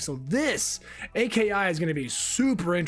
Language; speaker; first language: English; native; English